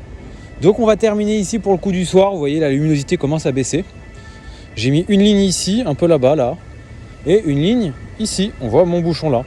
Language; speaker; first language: French; native; French